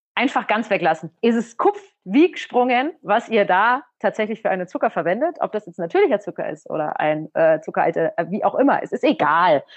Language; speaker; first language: German; native; German